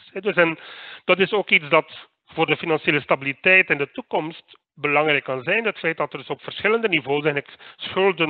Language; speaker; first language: Dutch; native; Dutch